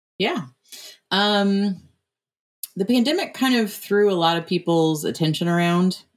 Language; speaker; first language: English; native; English